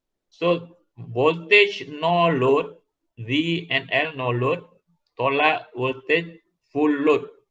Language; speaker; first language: English; non-native, local second language; Malay